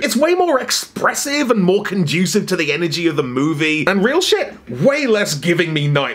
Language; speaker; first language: English; native; English